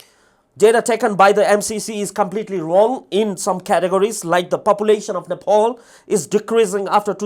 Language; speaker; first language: English; non-native, fluent; Nepali